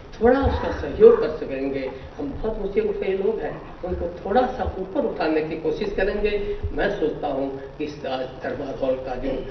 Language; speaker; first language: Hindi; native; Hindi